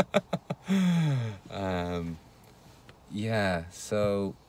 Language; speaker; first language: English; native; English